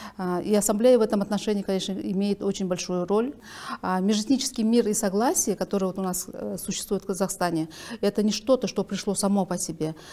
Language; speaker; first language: Russian; native; Russian